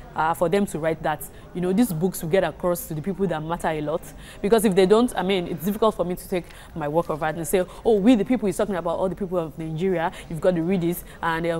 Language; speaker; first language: English; non-native, local second language; Yoruba